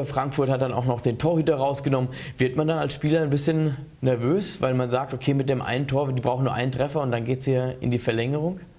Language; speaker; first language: German; native; German